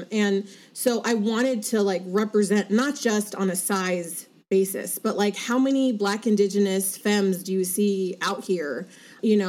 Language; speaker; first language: English; native; English